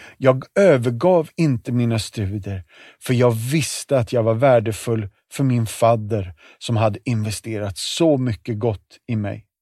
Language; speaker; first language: Swedish; native; Swedish